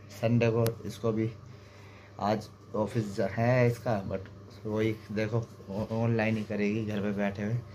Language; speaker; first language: Hindi; native; Hindi